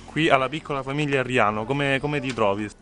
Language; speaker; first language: Italian; native; Italian